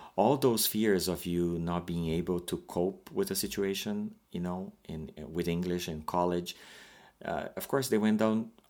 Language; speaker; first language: English; non-native, fluent; Portuguese